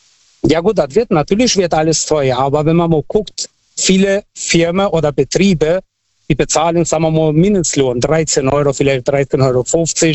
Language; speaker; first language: German; non-native, fluent; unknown